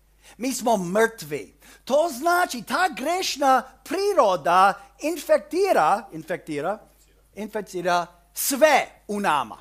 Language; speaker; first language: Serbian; early bilingual, heritage; Serbian